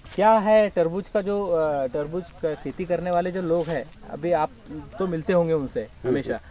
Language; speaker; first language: Hindi; non-native, local second language; Marathi